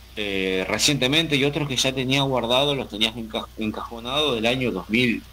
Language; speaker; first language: Spanish; native; Spanish